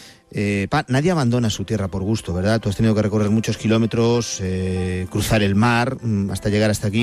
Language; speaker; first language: Spanish; native; Spanish